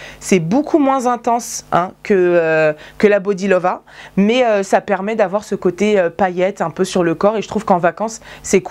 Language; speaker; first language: French; native; French